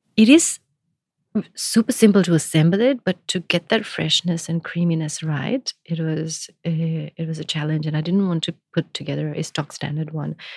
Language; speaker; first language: English; non-native, local second language; Gujarati